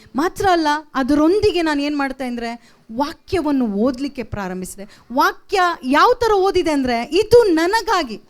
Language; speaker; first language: Kannada; non-native, local second language; Konkani